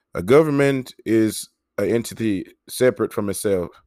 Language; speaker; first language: English; native; English